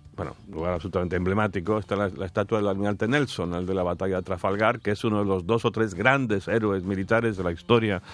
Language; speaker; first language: Spanish; non-native, fluent; English